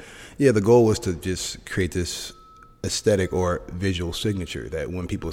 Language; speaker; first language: English; native; English